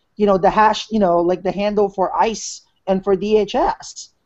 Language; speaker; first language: English; non-native, local second language; Filipino